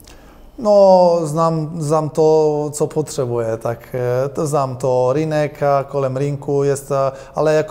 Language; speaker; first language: Polish; non-native, learner; Croatian